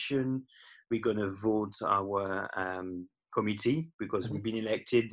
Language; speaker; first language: English; non-native, fluent; French